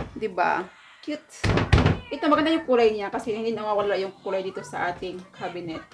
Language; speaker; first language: Filipino; non-native, local second language; Cebuano